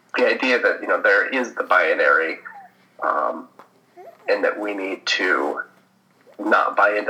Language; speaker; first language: English; native; English